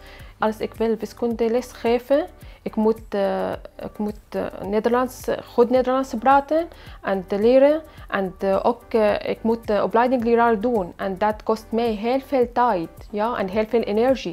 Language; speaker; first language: Dutch; non-native, learner; Arabic